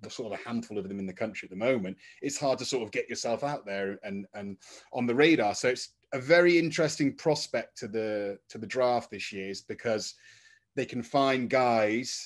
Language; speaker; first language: English; native; English